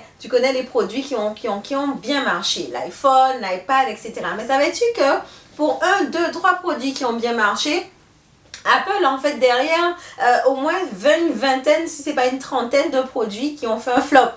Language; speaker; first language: French; native; French